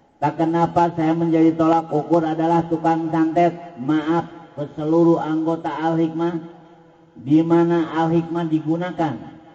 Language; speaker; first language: Indonesian; non-native, local second language; Sundanese